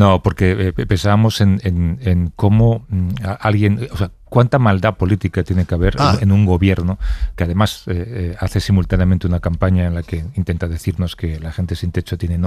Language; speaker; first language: Spanish; native; Spanish